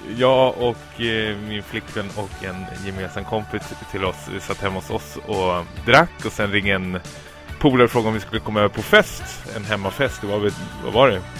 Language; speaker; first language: Swedish; native; Swedish